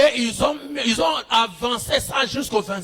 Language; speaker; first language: French; non-native, local second language; Lingala